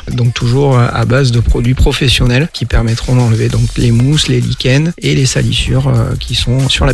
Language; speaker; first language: French; native; French